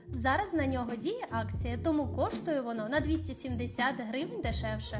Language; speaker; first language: Ukrainian; native; Ukrainian